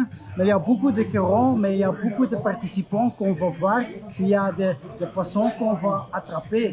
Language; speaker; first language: French; non-native, learner; Dutch